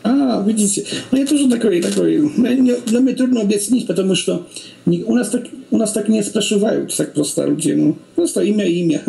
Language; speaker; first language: Russian; non-native, learner; Polish